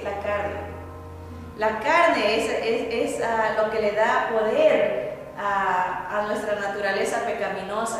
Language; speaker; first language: Spanish; native; Spanish